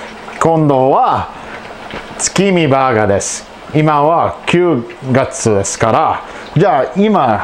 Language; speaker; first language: Japanese; non-native, learner; English